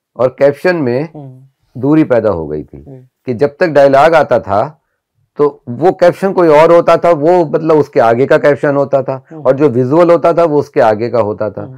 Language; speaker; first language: Hindi; native; Hindi